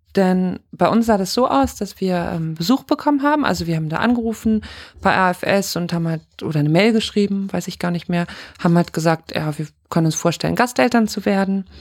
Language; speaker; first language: German; native; German